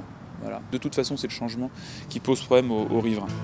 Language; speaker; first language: French; native; French